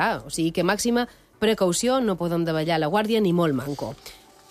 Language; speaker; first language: Catalan; native; Catalan